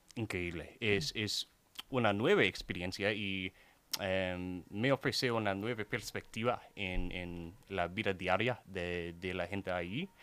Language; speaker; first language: Spanish; non-native, learner; English